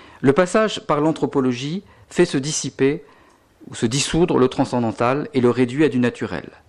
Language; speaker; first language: French; native; French